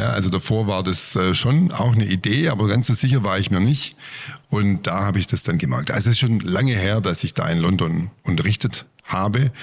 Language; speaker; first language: German; native; German